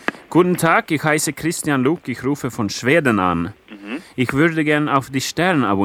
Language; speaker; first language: German; non-native, learner; Swedish